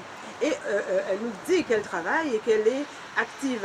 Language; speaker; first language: French; native; French